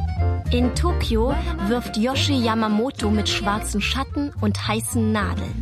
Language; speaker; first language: German; native; German